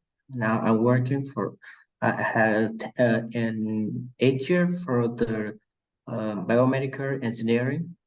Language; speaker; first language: English; non-native, learner; Vietnamese